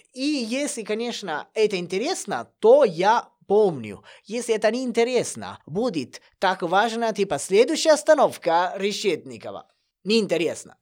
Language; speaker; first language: Russian; non-native, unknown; Italian